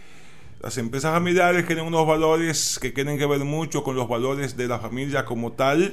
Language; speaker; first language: Spanish; native; Spanish